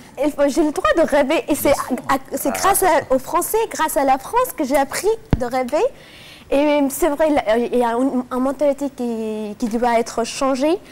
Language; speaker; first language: French; non-native, fluent; Persian